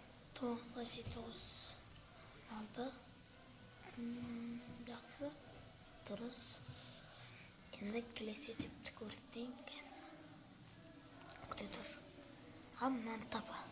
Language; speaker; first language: Kazakh; native; Kazakh